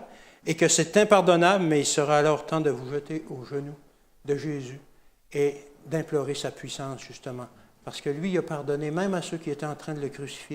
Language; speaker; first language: French; native; French